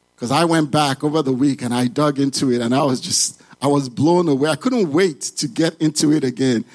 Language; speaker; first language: English; non-native, local second language; Yoruba